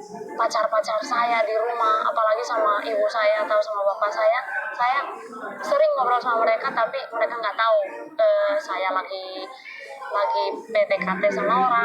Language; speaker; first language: Indonesian; non-native, fluent; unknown